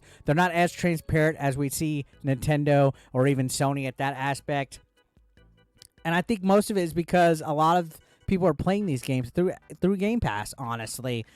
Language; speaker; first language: English; native; English